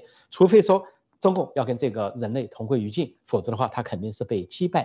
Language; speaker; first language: Chinese; native; Chinese